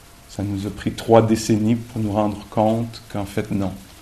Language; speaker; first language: French; native; French